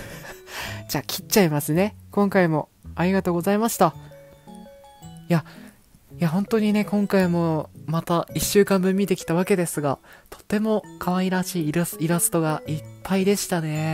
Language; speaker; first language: Japanese; native; Japanese